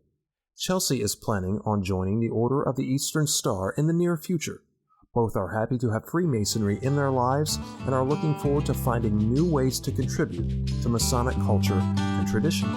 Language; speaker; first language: English; native; English